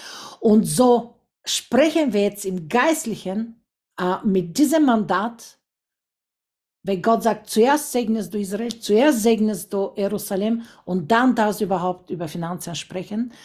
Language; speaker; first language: German; non-native, fluent; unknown